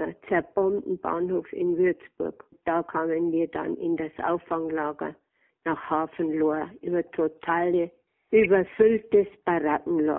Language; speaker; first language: German; native; German